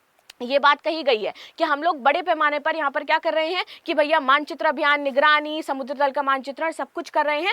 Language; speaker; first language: Hindi; native; Hindi